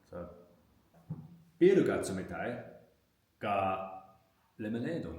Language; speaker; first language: Japanese; non-native, learner; English